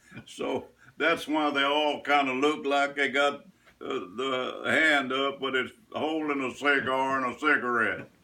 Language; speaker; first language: English; native; English